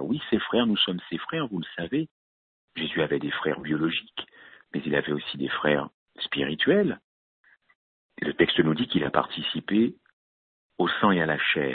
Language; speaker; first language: French; native; French